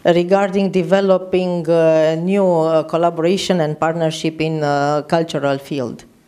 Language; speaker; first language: English; non-native, fluent; Romanian